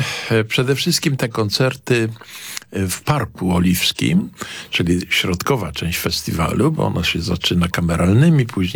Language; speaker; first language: Polish; native; Polish